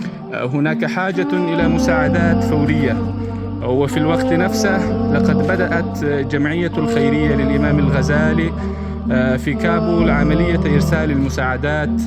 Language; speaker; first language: Arabic; non-native, fluent; Pashto